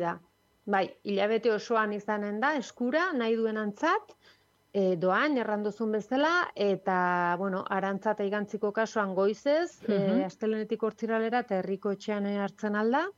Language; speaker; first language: Basque; native; Basque